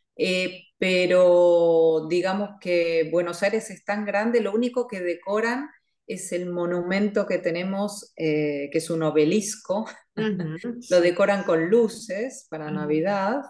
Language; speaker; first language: Spanish; native; Spanish